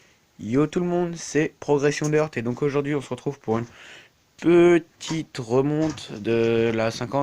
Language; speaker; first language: French; native; French